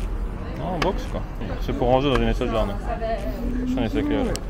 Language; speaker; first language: Japanese; non-native, fluent; French